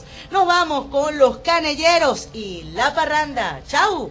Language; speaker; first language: Spanish; native; Spanish